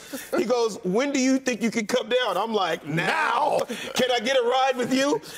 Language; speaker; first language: English; native; English